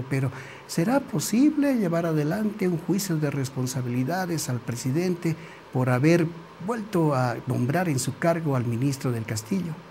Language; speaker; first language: Spanish; native; Spanish